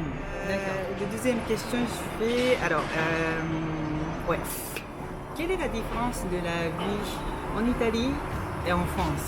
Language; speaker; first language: French; non-native, fluent; Japanese